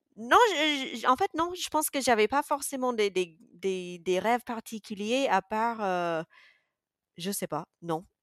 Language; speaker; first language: French; non-native, fluent; English